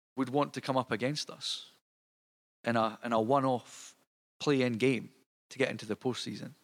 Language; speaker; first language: English; native; English